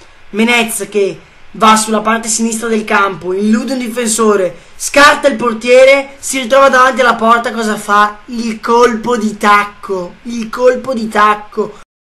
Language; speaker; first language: Italian; native; Italian